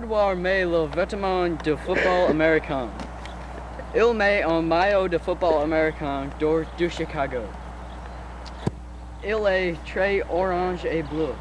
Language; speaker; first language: French; non-native, learner; English